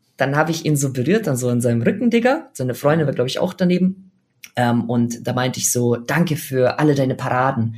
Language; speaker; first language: German; native; German